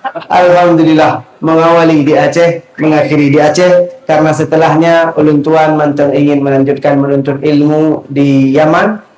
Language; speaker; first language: Malay; non-native, local second language; Achinese